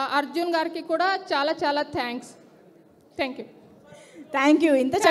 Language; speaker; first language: Telugu; non-native, learner; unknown